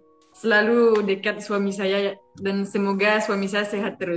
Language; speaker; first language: Indonesian; non-native, fluent; French